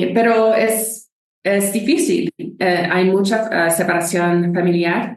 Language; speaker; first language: Spanish; non-native, fluent; English